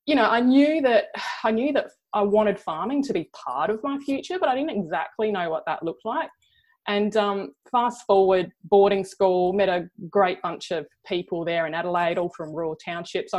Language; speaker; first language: English; native; English